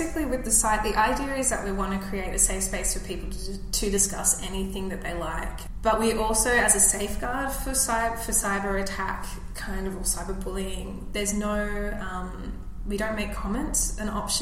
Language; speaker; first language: English; native; English